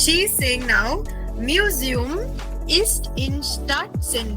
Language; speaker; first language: German; non-native, fluent; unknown